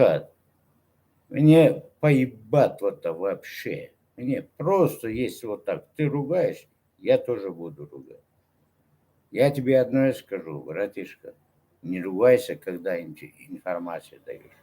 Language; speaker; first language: Russian; non-native, local second language; Turkmen